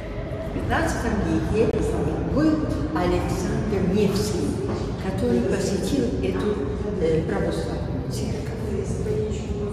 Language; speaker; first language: Russian; non-native, fluent; Albanian